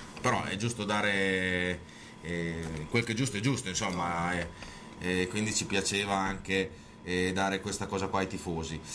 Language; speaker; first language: Italian; native; Italian